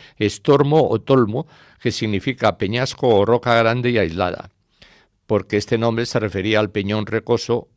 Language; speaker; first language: Spanish; native; Spanish